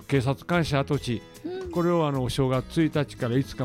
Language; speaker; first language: Japanese; native; Japanese